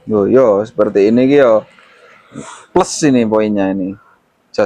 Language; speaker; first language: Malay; non-native, local second language; Javanese